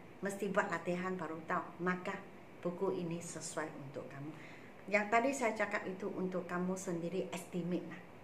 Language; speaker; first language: Malay; non-native, local second language; Chinese